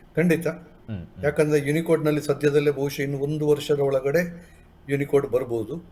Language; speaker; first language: Kannada; non-native, local second language; Tulu